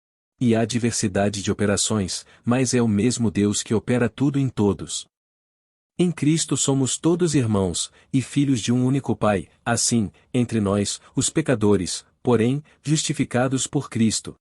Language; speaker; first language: Portuguese; native; Portuguese